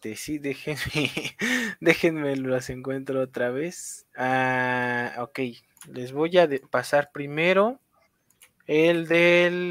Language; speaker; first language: Spanish; native; Spanish